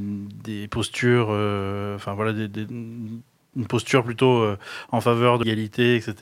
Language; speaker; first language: French; native; French